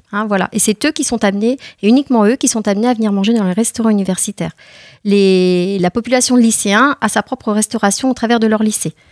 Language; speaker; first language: French; native; French